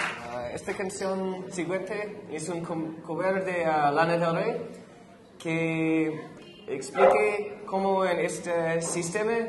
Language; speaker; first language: Spanish; non-native, learner; English